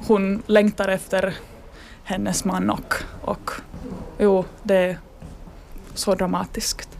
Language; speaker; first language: Swedish; non-native, local second language; Finnish